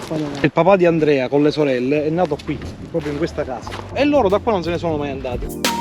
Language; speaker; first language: Italian; native; Italian